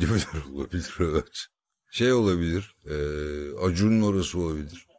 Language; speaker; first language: Turkish; native; Turkish